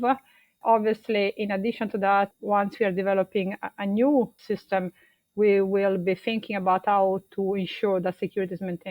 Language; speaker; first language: English; non-native, fluent; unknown